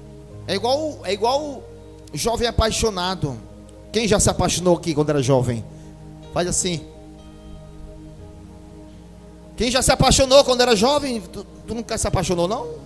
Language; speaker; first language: Portuguese; native; Portuguese